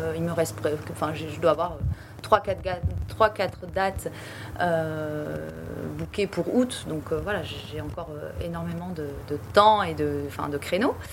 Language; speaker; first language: French; native; French